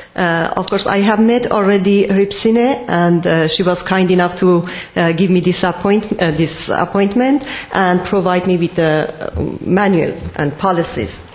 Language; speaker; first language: English; non-native, fluent; Persian